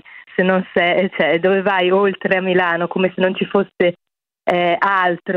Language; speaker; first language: Italian; native; Italian